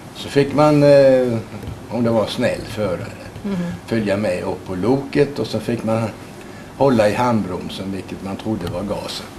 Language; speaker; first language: Swedish; native; Swedish